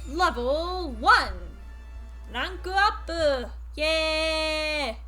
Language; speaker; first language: Japanese; non-native, learner; English